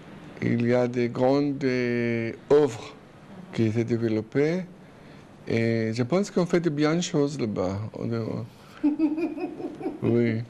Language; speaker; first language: French; non-native, fluent; Hebrew